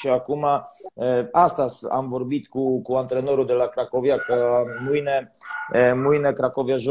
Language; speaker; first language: Romanian; non-native, learner; Polish